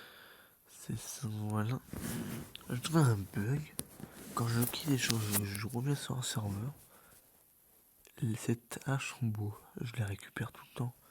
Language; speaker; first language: French; native; French